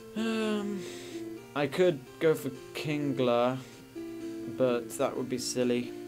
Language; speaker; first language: English; native; English